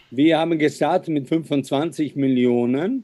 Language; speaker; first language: German; non-native, fluent; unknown